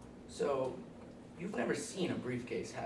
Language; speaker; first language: English; native; English